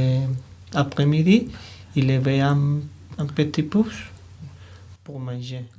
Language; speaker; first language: French; non-native, learner; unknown